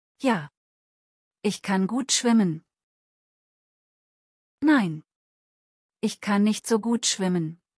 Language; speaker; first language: German; non-native, fluent; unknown